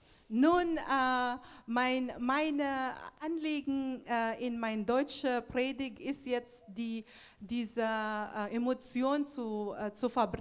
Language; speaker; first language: German; non-native, fluent; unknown